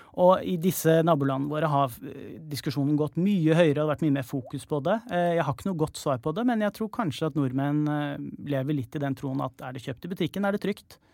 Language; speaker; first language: Norwegian; native; Norwegian